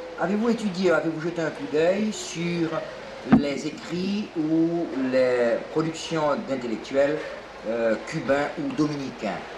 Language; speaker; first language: French; native; French